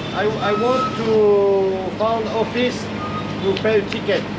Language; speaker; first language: English; non-native, learner; French